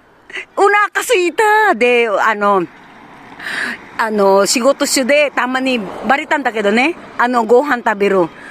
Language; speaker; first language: Japanese; non-native, learner; Filipino